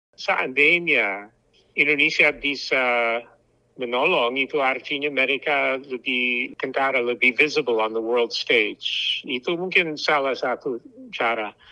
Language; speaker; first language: Indonesian; non-native, fluent; English